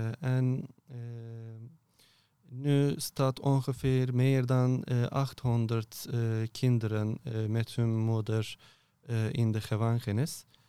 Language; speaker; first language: Dutch; non-native, learner; Turkish